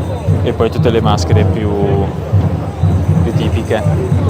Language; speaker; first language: Italian; native; Italian